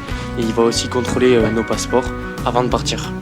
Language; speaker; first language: French; native; French